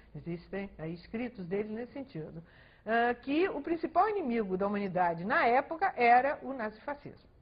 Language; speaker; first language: Portuguese; early bilingual, other home language; Spanish